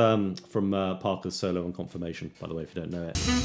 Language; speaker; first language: English; native; English